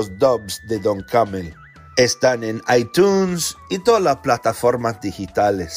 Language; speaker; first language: Spanish; non-native, fluent; English